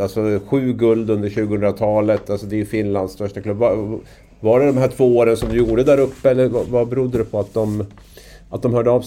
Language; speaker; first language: Swedish; native; Swedish